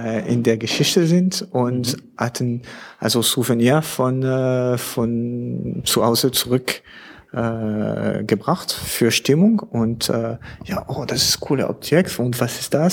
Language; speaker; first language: German; non-native, learner; French